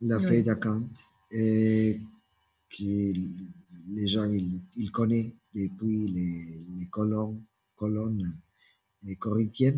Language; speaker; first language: French; non-native, fluent; Spanish